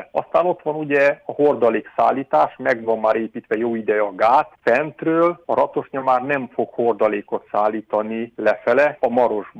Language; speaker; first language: Hungarian; native; Hungarian